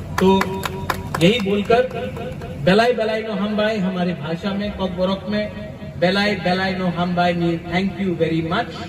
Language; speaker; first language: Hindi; non-native, local second language; Kok Borok